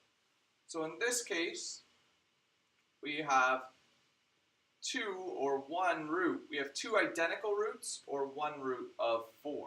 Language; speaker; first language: English; native; English